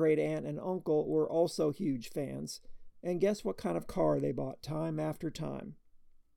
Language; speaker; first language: English; native; English